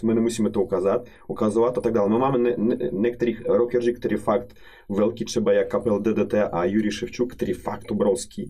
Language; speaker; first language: Czech; non-native, fluent; Russian